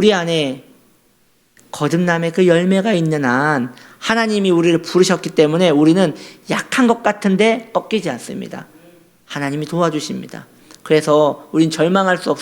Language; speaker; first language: Korean; native; Korean